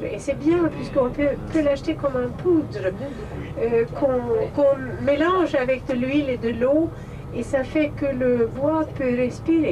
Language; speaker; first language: French; non-native, fluent; Swedish